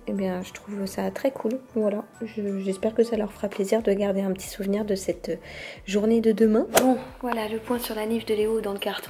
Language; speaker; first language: French; native; French